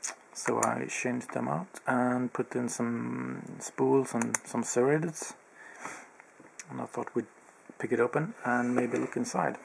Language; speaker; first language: English; native; English